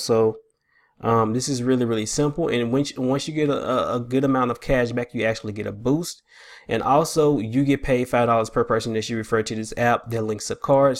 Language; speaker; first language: English; native; English